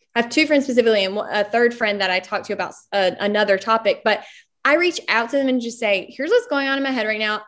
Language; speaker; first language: English; native; English